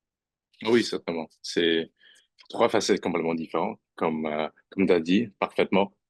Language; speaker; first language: French; non-native, fluent; English